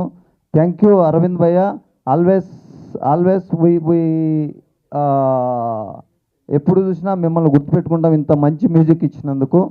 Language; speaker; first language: Telugu; native; Telugu